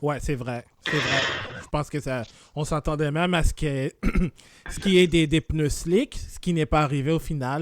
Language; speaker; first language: French; native; French